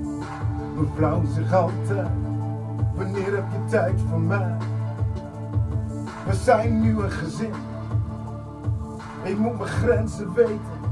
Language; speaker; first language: Dutch; non-native, fluent; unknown